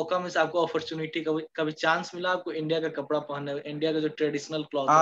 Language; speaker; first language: Hindi; native; Hindi